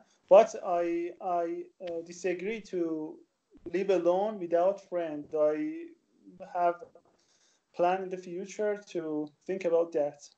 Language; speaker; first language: English; non-native, learner; Persian